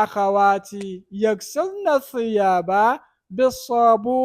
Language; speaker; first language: Arabic; non-native, fluent; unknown